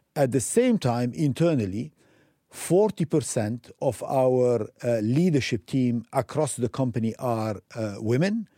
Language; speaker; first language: English; non-native, fluent; Arabic